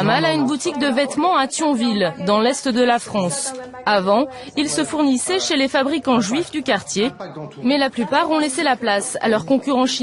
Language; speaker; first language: French; native; French